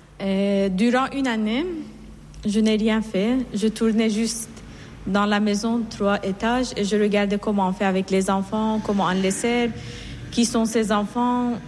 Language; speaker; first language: French; non-native, fluent; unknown